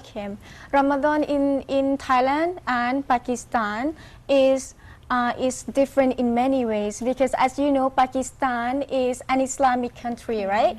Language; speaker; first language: English; non-native, fluent; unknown